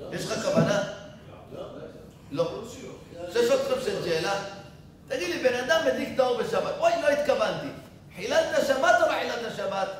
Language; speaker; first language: Hebrew; native; Hebrew